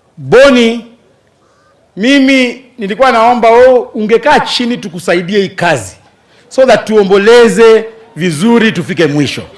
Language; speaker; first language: Swahili; non-native, local second language; Luyia